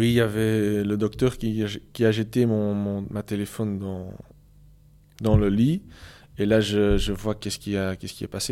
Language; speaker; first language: French; non-native, local second language; Dutch